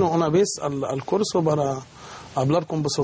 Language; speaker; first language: Spanish; non-native, learner; Arabic